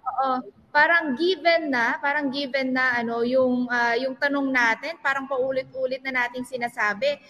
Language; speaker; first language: Filipino; non-native, local second language; Pampanga